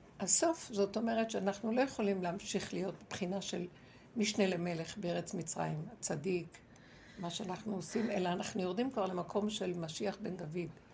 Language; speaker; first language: Hebrew; native; Hebrew